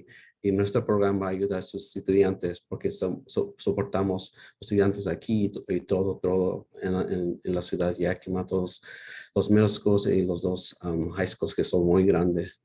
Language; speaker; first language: Spanish; early bilingual, heritage; Spanish